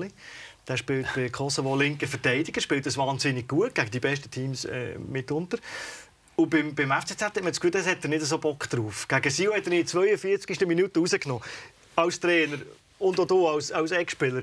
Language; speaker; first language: German; native; German